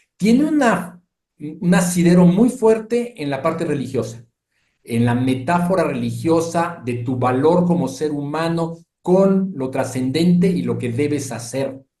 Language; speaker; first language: Spanish; native; Spanish